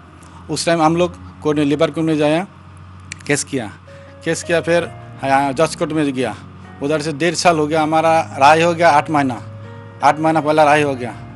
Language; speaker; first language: Hindi; non-native, local second language; Malayalam